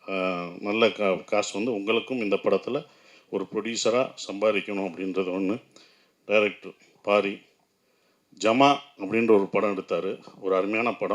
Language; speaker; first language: Tamil; native; Tamil